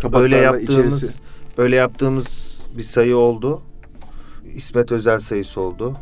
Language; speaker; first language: Turkish; native; Turkish